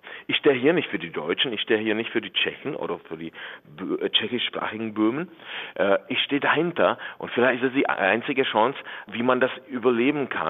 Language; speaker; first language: German; non-native, fluent; Czech